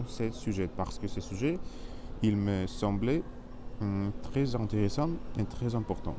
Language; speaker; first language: French; non-native, learner; Spanish